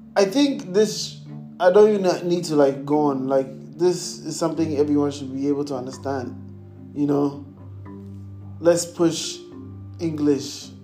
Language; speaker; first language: English; non-native, local second language; Akan